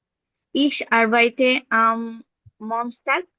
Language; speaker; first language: German; non-native, learner; Bangla